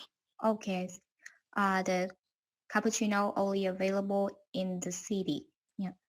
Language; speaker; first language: English; non-native, learner; Vietnamese